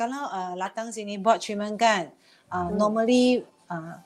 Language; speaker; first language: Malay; non-native, local second language; Chinese